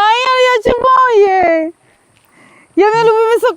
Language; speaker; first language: Polish; non-native, learner; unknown